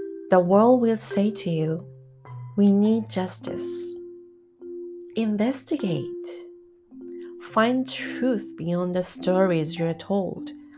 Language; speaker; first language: English; non-native, fluent; Japanese